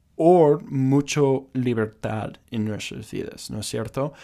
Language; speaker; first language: Spanish; non-native, fluent; English